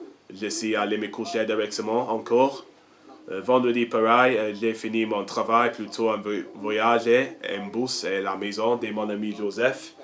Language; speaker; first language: French; non-native, learner; English